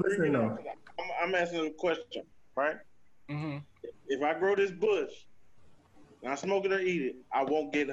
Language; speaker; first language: English; native; English